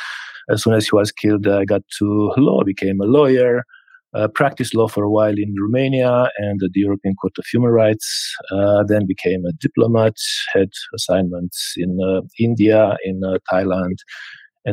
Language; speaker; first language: English; non-native, fluent; Romanian